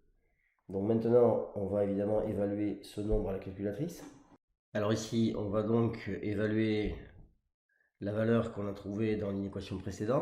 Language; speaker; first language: French; native; French